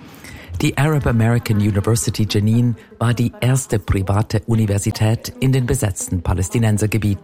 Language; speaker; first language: German; native; German